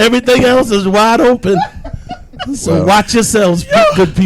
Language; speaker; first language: English; native; English